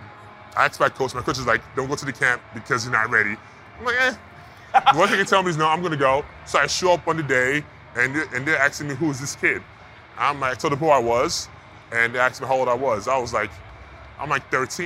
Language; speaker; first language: English; non-native, local second language; Yoruba